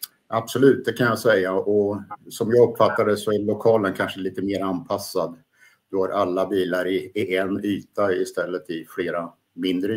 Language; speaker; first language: Swedish; native; Swedish